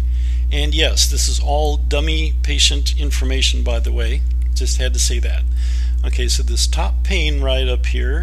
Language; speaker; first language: English; native; English